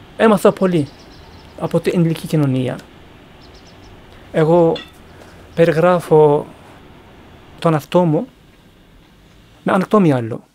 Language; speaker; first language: Greek; non-native, learner; Turkish